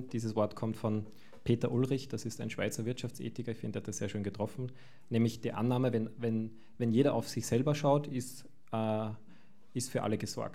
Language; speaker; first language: German; native; German